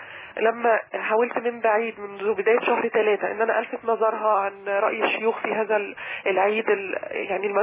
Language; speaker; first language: Arabic; native; Arabic